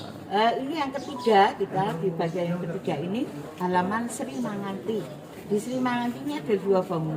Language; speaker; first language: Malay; non-native, local second language; Javanese